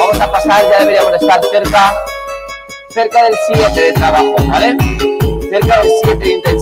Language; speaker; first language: Spanish; native; Spanish